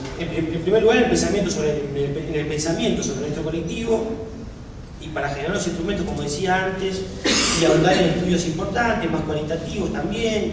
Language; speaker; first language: Spanish; native; Spanish